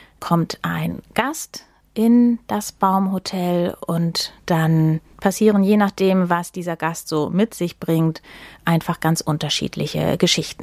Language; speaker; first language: German; native; German